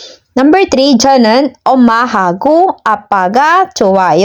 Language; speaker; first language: Korean; non-native, learner; Filipino